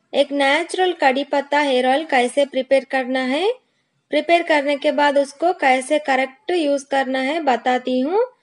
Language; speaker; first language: Hindi; non-native, local second language; Kannada